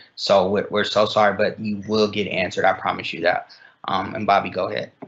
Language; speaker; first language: English; native; English